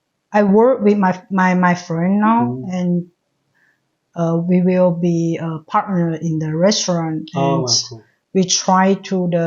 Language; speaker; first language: English; non-native, learner; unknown